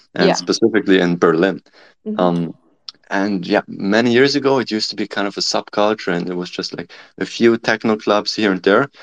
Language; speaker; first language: English; non-native, fluent; German